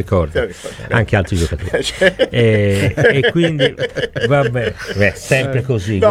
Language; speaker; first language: Italian; native; Italian